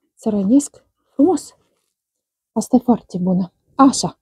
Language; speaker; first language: Romanian; non-native, learner; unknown